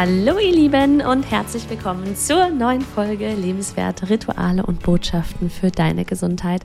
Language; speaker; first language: German; native; German